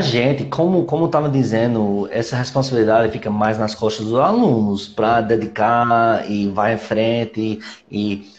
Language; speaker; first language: Portuguese; non-native, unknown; English